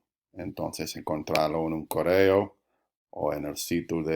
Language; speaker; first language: Spanish; non-native, learner; English